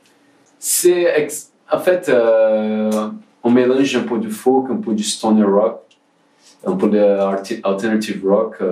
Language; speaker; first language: French; non-native, learner; Portuguese